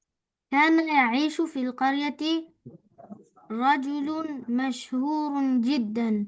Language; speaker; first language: Arabic; non-native, learner; Bangla